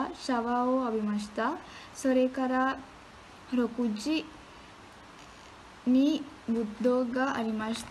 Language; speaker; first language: Japanese; non-native, learner; Sinhala